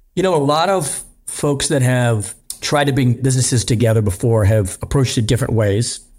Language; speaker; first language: English; native; English